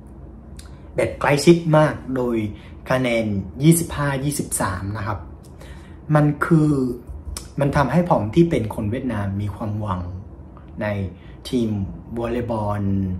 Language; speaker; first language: Thai; non-native, fluent; Vietnamese